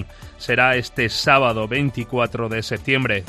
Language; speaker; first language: Spanish; native; Spanish